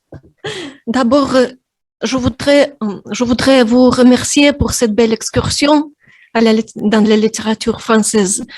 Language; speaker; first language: French; non-native, fluent; Russian